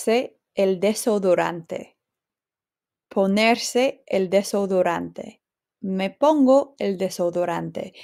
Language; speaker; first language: Spanish; non-native, fluent; English